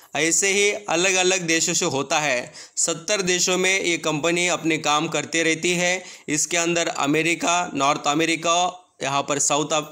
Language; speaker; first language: Hindi; native; Hindi